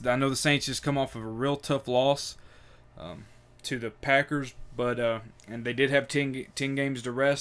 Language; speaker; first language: English; native; English